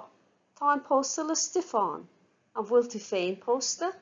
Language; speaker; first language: Irish; non-native, fluent; English